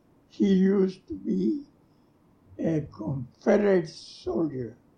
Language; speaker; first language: English; early bilingual, other home language; Spanish